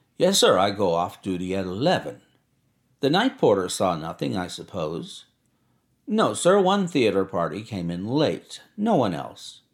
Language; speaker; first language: English; native; English